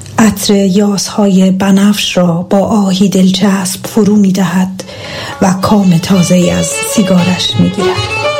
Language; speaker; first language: Persian; native; Persian